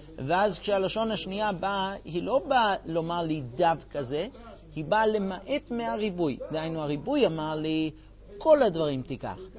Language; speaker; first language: Hebrew; non-native, fluent; English